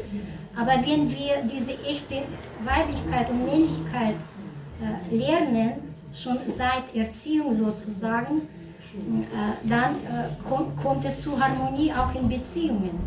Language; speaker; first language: German; non-native, learner; Russian